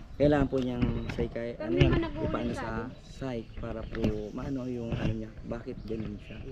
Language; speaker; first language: Filipino; native; Filipino